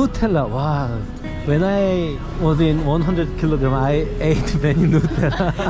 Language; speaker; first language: English; non-native, learner; Korean